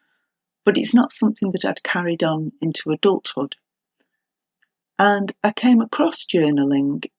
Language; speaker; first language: English; native; English